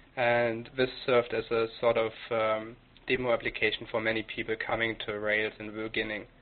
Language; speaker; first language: English; non-native, fluent; German